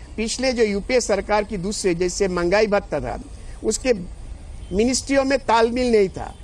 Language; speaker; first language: Hindi; non-native, local second language; Bangla